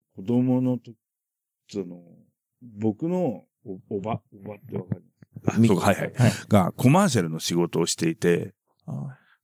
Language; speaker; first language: Japanese; native; Japanese